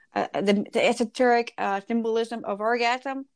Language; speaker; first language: English; non-native, fluent; Spanish